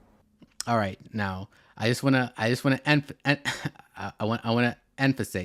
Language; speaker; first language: English; native; English